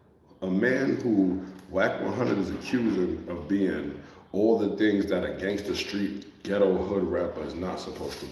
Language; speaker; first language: English; native; English